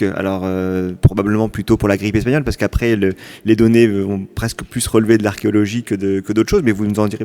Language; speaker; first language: French; native; French